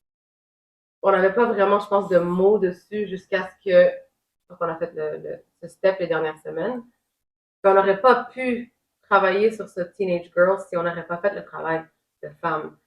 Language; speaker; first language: French; native; French